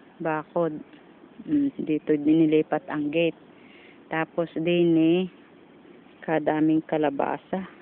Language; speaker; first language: Filipino; native; Filipino